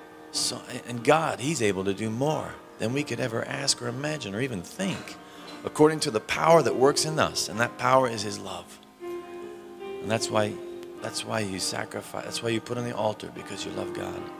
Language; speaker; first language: English; native; English